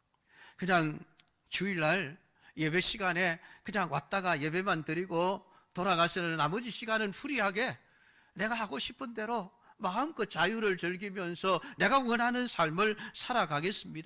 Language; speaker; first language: Korean; native; Korean